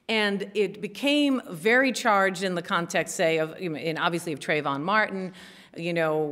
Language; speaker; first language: English; native; English